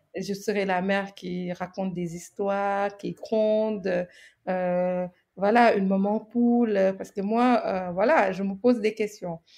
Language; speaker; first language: French; non-native, local second language; Wolof